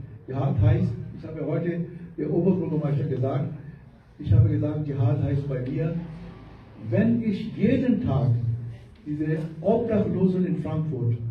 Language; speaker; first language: German; non-native, fluent; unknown